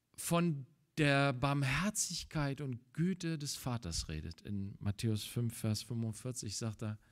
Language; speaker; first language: German; native; German